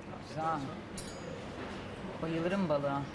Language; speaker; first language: Turkish; native; Turkish